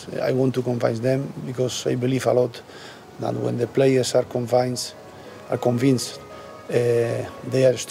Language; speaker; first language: English; non-native, learner; Spanish